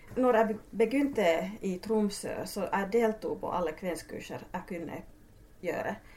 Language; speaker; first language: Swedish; non-native, local second language; Finnish